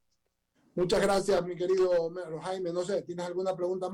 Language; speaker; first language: Spanish; native; Spanish